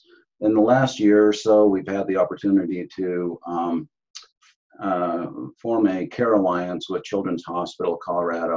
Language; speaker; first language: English; native; English